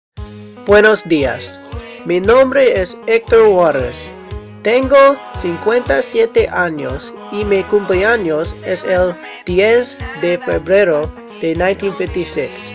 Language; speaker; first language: Spanish; non-native, learner; English